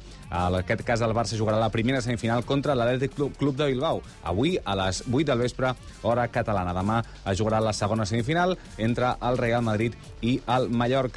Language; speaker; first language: Catalan; native; Catalan